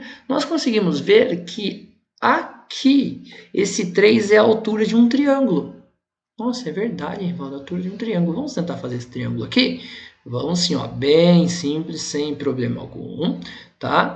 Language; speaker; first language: Portuguese; native; Portuguese